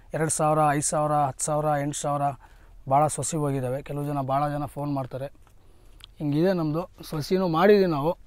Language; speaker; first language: Kannada; native; Kannada